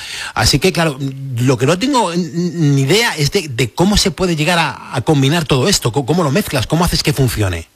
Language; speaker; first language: Spanish; native; Spanish